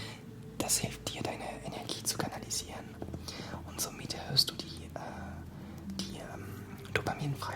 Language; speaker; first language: German; non-native, fluent; French